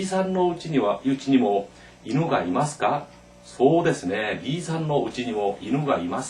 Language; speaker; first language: Japanese; non-native, fluent; Korean